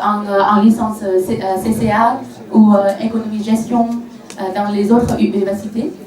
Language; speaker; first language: French; non-native, fluent; Vietnamese